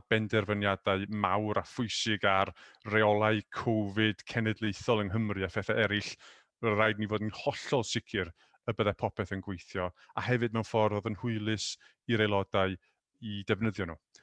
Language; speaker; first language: Welsh; native; Welsh